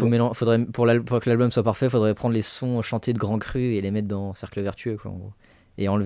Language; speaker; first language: French; native; French